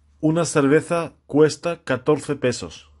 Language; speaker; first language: Spanish; non-native, fluent; Russian